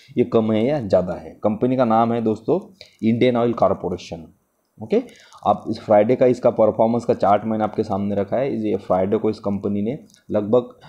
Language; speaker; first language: Hindi; non-native, local second language; Marathi